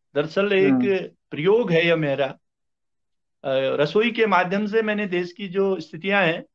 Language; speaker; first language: Hindi; native; Hindi